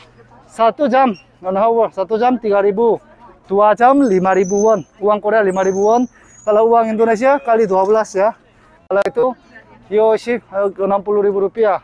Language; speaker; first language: Indonesian; non-native, fluent; Korean